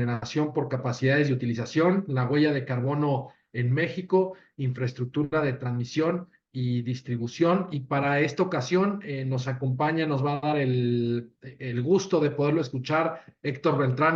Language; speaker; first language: Spanish; native; Spanish